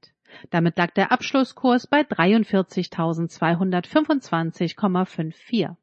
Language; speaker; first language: German; native; German